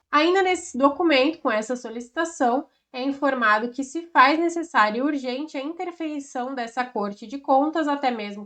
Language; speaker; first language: Portuguese; native; Portuguese